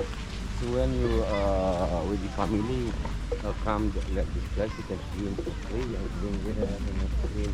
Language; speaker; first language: English; non-native, learner; Indonesian